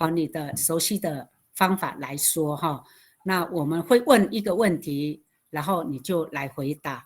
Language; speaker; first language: Chinese; non-native, local second language; Amis